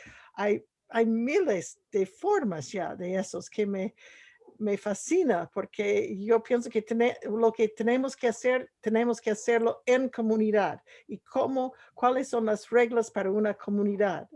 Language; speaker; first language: Spanish; non-native, fluent; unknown